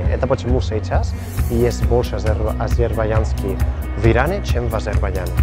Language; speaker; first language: Russian; non-native, learner; Spanish